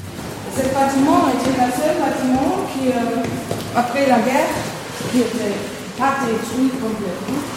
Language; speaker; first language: French; non-native, fluent; German